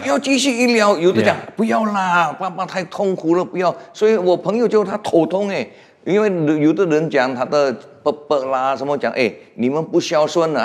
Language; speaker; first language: Chinese; non-native, fluent; Indonesian